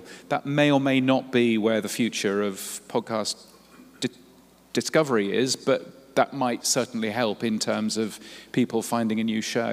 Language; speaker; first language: English; native; English